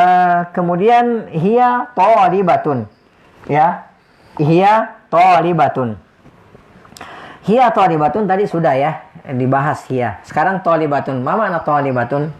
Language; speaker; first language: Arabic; non-native, fluent; Indonesian